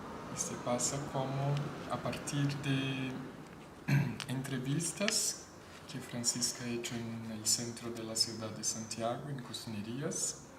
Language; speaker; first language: Spanish; non-native, fluent; Portuguese